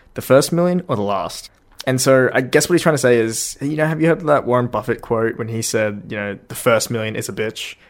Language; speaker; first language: English; native; English